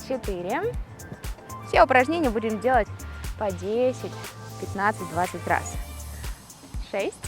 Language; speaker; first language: Russian; native; Russian